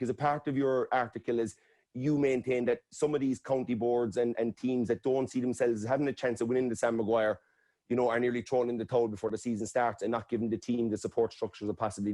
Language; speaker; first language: English; native; English